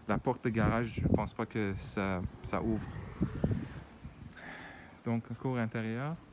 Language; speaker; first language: French; non-native, fluent; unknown